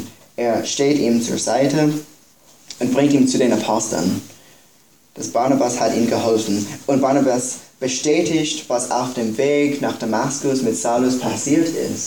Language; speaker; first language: German; non-native, fluent; English